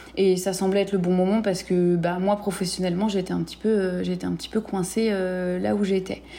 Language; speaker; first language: French; native; French